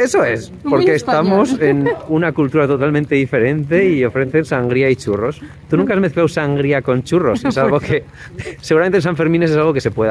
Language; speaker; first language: Spanish; native; Spanish